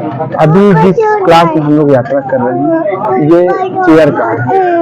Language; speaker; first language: Hindi; native; Hindi